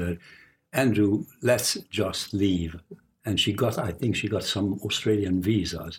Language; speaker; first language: English; non-native, fluent; Hungarian